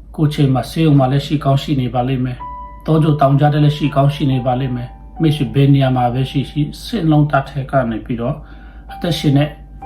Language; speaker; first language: Burmese; non-native, local second language; Tedim Chin